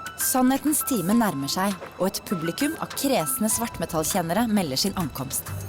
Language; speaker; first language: Norwegian; native; Norwegian